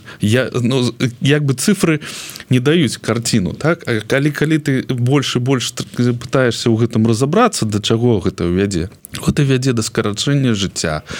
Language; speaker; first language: Belarusian; non-native, local second language; Russian